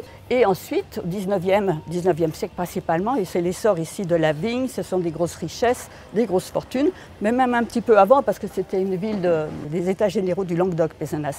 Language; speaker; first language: French; native; French